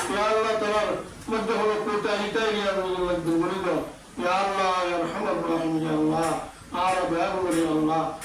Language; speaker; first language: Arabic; non-native, learner; Bangla